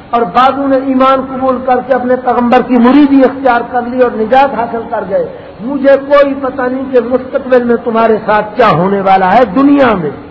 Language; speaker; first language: Urdu; non-native, local second language; Punjabi